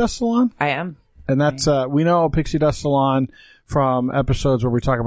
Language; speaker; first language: English; native; English